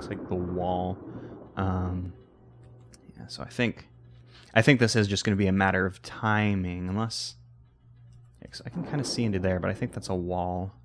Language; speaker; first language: English; native; English